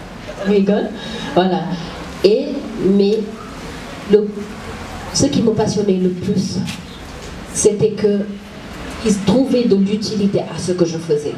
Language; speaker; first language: French; non-native, local second language; Wolof